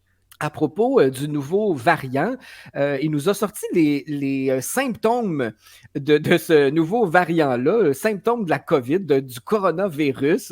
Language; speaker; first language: French; native; French